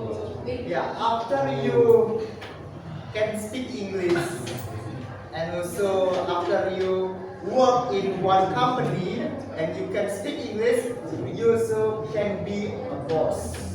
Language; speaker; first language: English; non-native, fluent; Indonesian